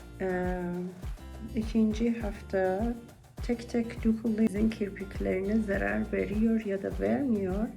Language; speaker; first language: Turkish; non-native, learner; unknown